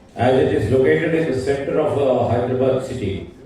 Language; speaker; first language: English; non-native, local second language; Telugu